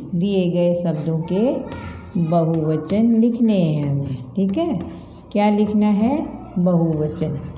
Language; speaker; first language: Hindi; native; Hindi